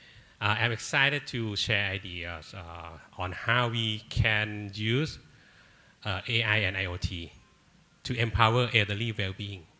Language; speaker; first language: English; non-native, learner; Thai